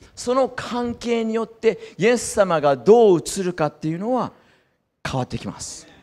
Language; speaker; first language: Japanese; early bilingual, heritage; Japanese